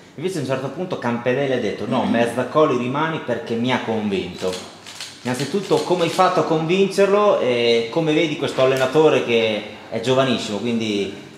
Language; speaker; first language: Italian; native; Italian